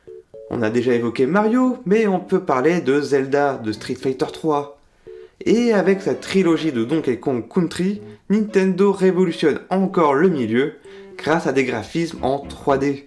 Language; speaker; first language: French; native; French